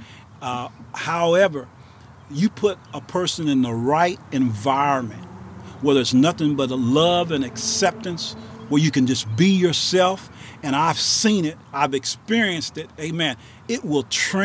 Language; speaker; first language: English; native; English